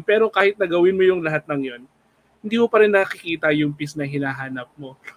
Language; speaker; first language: Filipino; native; Filipino